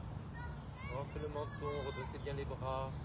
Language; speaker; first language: French; native; French